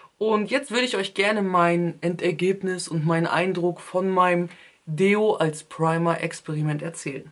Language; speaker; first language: German; early bilingual, other home language; Turkish